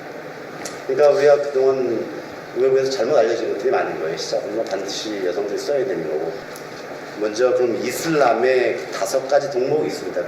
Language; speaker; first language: Korean; native; Korean